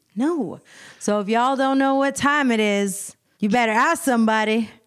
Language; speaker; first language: English; native; English